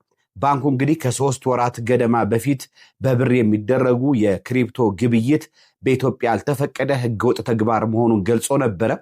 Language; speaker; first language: Amharic; native; Amharic